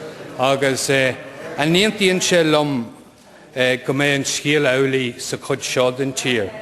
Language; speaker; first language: Irish; non-native, local second language; English